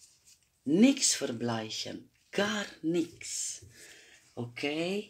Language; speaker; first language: German; non-native, fluent; Croatian